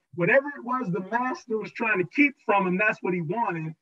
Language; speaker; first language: English; native; English